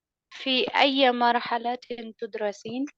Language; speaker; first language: Arabic; non-native, learner; Urdu